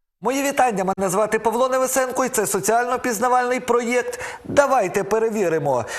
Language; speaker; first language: Ukrainian; native; Ukrainian